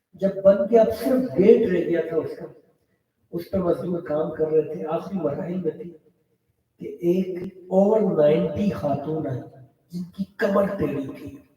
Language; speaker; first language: Urdu; non-native, local second language; Pashto